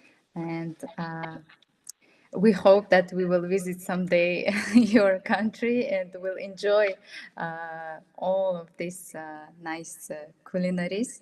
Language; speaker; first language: English; non-native, fluent; Russian